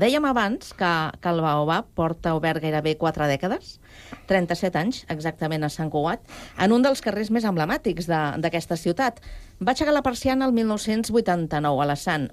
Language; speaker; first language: Catalan; native; Catalan